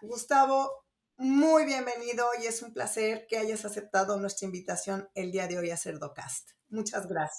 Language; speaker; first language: Spanish; native; Spanish